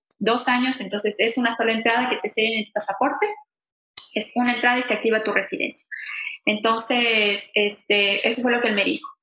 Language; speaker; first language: Spanish; native; Spanish